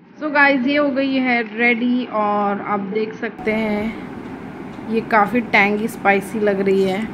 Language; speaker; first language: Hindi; non-native, local second language; Marathi